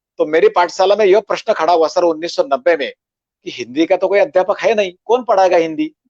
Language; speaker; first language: Hindi; non-native, local second language; Marathi